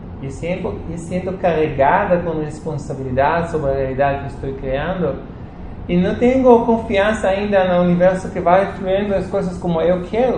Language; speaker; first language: Portuguese; non-native, fluent; Spanish